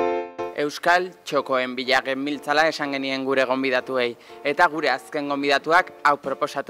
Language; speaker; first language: Basque; native; Basque